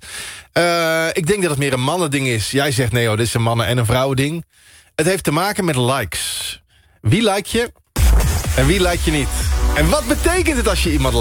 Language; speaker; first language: Dutch; native; Dutch